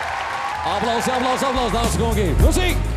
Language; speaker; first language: Latvian; native; Latvian